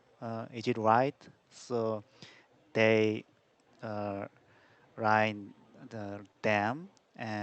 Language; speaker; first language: English; non-native, learner; Korean